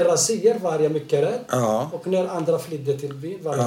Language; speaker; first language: Swedish; non-native, fluent; Arabic